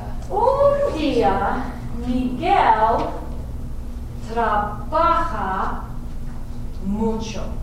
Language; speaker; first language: Spanish; non-native, fluent; English